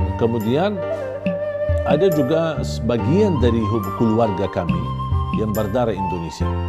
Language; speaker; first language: Indonesian; non-native, fluent; Arabic